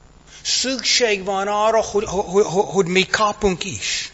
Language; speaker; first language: Hungarian; non-native, fluent; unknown